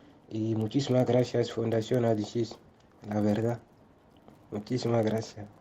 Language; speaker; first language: Spanish; non-native, learner; Soninke